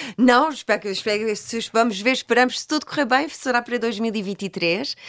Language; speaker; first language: Portuguese; early bilingual, heritage; French